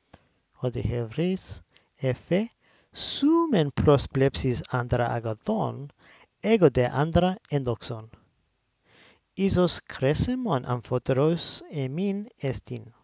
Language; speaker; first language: Greek; non-native, learner; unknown